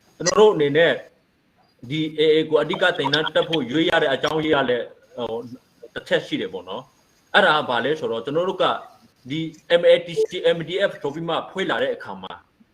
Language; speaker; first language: Burmese; non-native, local second language; Hakha Chin